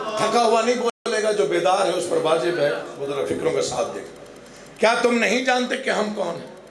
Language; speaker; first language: Urdu; non-native, local second language; Saraiki